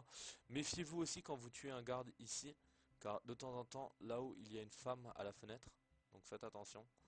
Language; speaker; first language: French; native; French